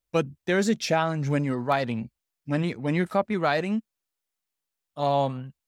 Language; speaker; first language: English; non-native, fluent; Portuguese